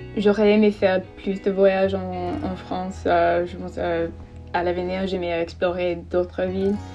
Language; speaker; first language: French; non-native, fluent; English